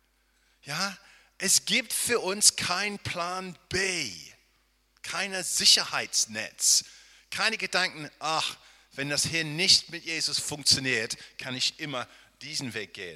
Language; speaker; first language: German; non-native, fluent; English